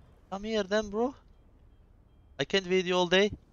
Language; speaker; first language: English; non-native, fluent; Turkish